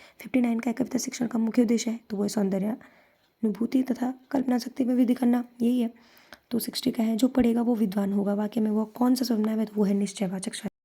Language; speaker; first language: Hindi; native; Hindi